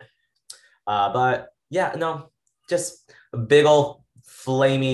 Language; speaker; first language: English; native; English